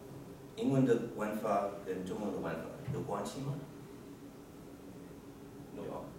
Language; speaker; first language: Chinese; non-native, fluent; English